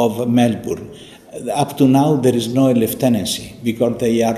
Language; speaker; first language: English; non-native, fluent; Italian